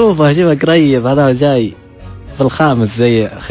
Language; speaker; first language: Arabic; native; Arabic